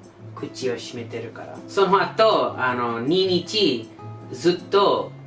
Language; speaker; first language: Japanese; non-native, learner; English